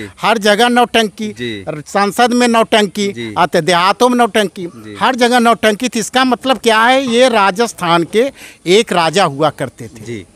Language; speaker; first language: Hindi; native; Hindi